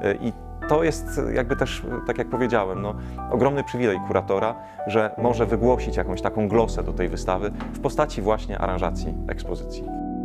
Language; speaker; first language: Polish; native; Polish